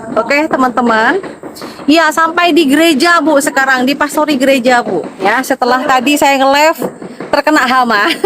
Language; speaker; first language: Indonesian; non-native, local second language; Madurese